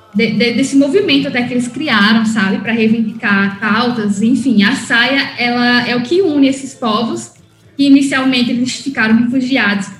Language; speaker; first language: Portuguese; early bilingual, heritage; Spanish